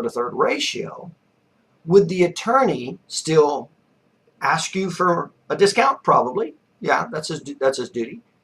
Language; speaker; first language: English; native; English